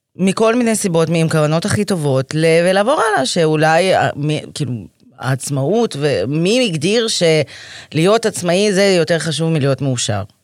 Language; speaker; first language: Hebrew; early bilingual, other home language; Russian